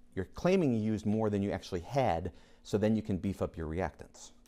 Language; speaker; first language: English; native; English